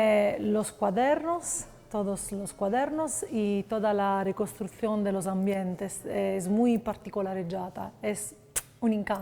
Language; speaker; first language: Spanish; non-native, fluent; Italian